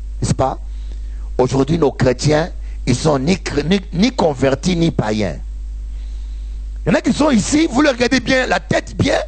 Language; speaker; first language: French; non-native, local second language; Lingala